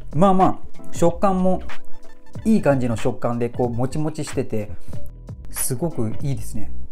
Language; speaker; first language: Japanese; non-native, fluent; Malay